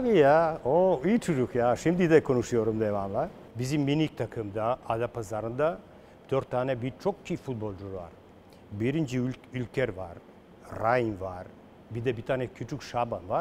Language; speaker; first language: Turkish; non-native, learner; Serbian